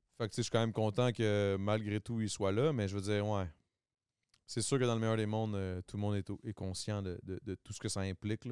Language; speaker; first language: French; native; French